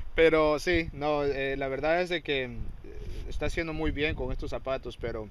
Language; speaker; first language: Spanish; early bilingual, heritage; Spanish